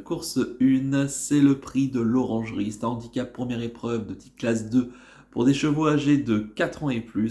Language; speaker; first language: French; native; French